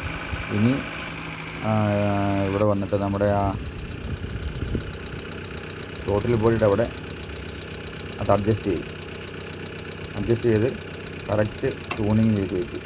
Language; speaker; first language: Malayalam; native; Malayalam